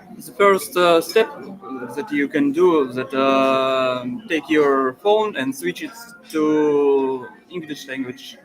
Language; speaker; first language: English; non-native, learner; Russian